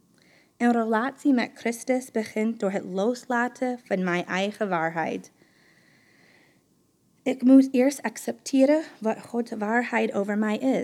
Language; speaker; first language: Dutch; non-native, fluent; English